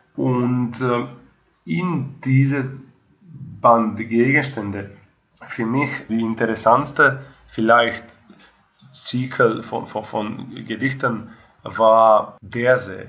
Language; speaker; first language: German; non-native, fluent; Croatian